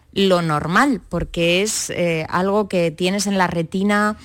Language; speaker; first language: Spanish; native; Spanish